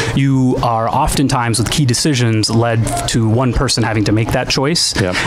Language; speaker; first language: English; native; English